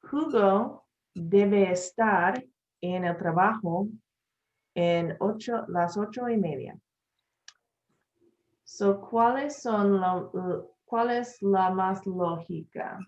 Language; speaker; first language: Spanish; non-native, learner; English